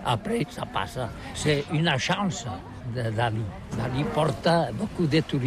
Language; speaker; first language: French; non-native, learner; Catalan